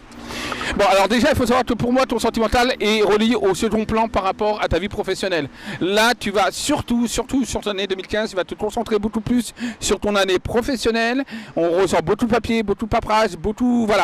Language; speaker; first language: French; native; French